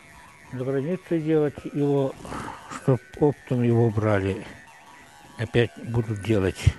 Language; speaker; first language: Russian; non-native, local second language; Yakut